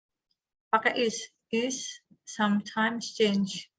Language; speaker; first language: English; non-native, fluent; Indonesian